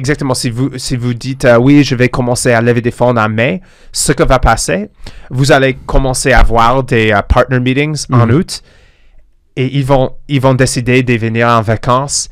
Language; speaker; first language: French; non-native, fluent; English